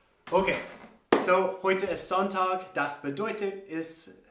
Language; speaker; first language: German; non-native, learner; English